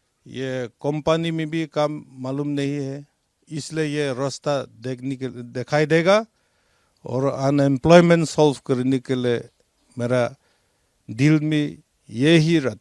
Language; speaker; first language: Hindi; non-native, local second language; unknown